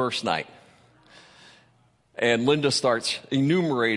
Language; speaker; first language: English; native; English